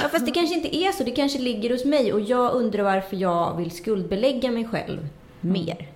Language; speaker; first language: Swedish; native; Swedish